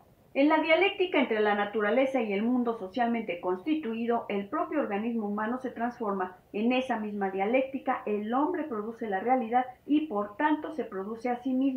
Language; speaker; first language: Spanish; native; Spanish